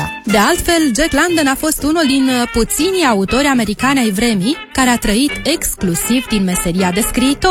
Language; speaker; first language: Romanian; native; Romanian